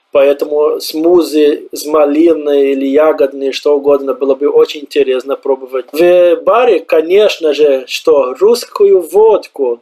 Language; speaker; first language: Russian; non-native, fluent; Portuguese